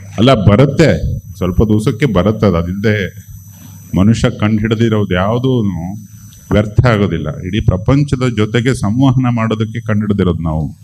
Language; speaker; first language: Kannada; native; Kannada